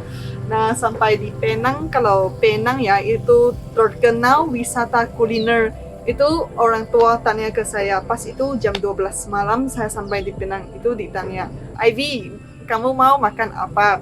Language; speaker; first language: Indonesian; non-native, fluent; Chinese